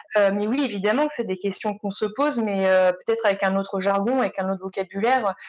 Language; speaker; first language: French; native; French